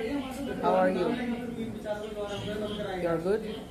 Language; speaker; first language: English; non-native, learner; Hindi